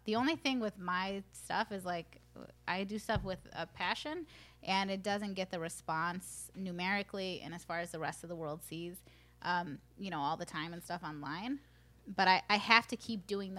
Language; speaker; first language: English; early bilingual, other home language; Spanish